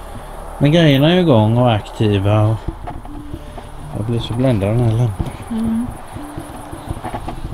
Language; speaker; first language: Swedish; native; Swedish